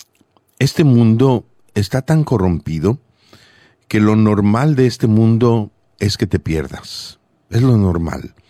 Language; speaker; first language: Spanish; native; Spanish